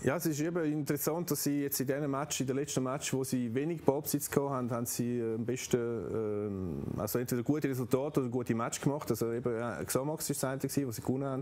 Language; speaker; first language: German; native; German